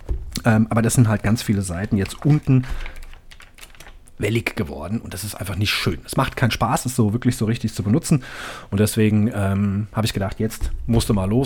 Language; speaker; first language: German; native; German